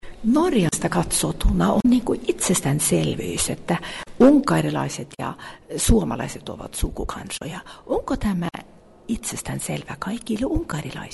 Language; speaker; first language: Finnish; non-native, fluent; Norwegian